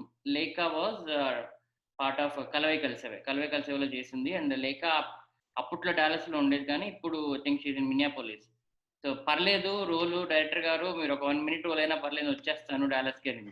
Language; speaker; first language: Telugu; native; Telugu